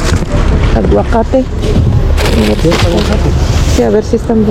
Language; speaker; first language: Spanish; non-native, learner; Filipino